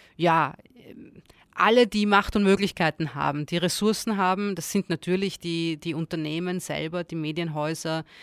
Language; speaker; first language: German; early bilingual, other home language; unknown